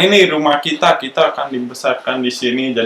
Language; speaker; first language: Indonesian; non-native, local second language; English